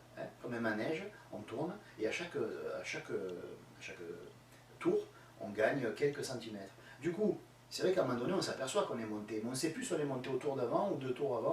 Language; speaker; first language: French; native; French